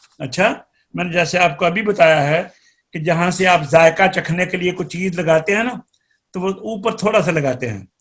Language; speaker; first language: Urdu; non-native, local second language; Punjabi